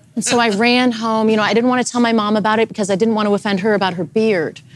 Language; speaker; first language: English; native; English